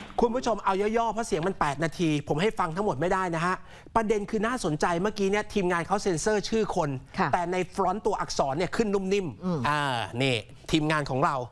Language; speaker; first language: Thai; native; Thai